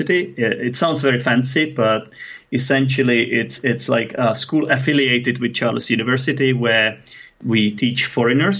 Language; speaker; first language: English; non-native, fluent; Czech